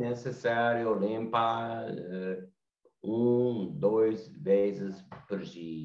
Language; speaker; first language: Portuguese; non-native, learner; English